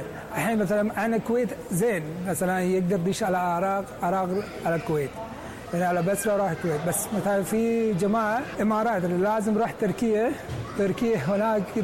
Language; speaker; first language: Arabic; non-native, learner; Persian